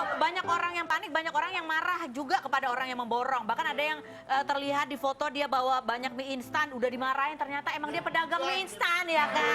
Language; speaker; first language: Indonesian; native; Indonesian